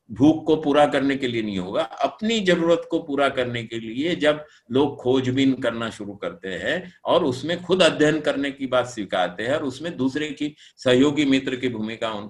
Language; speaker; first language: Hindi; non-native, local second language; Marathi